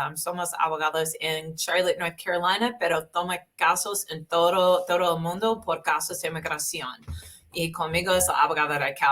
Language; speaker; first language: Spanish; non-native, learner; English